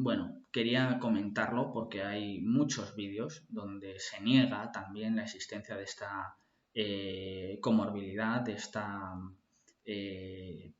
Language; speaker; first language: Spanish; native; Spanish